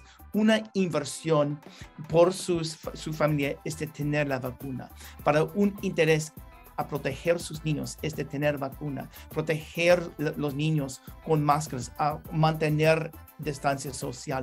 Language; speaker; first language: Spanish; non-native, learner; English